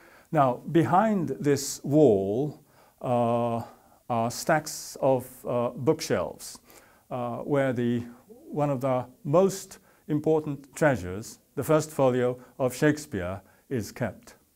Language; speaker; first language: English; non-native, fluent; Japanese